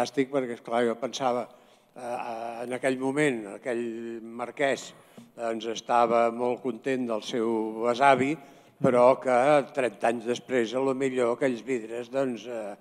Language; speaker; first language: Catalan; native; Catalan